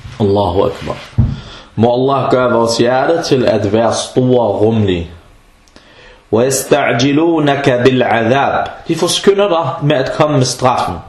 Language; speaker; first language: Danish; early bilingual, other home language; Arabic